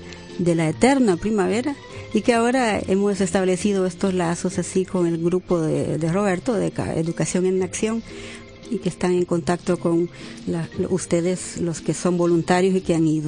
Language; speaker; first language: Spanish; native; Spanish